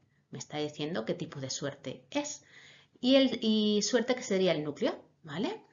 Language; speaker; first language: Spanish; native; Spanish